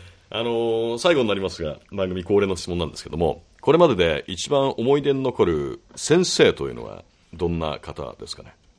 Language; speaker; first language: Japanese; native; Japanese